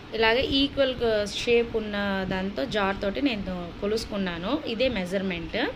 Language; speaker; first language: Telugu; non-native, local second language; Urdu